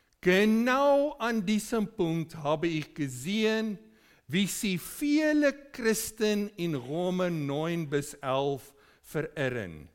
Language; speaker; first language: German; non-native, fluent; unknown